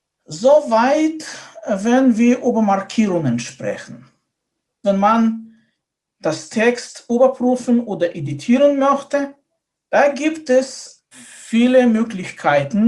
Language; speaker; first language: German; non-native, fluent; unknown